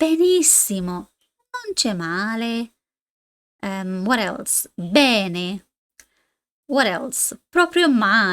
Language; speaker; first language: Italian; non-native, fluent; English